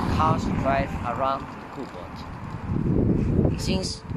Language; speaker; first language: English; non-native, fluent; Chinese